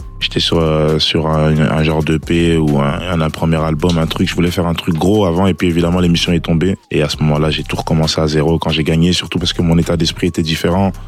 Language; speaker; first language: French; early bilingual, other home language; Lingala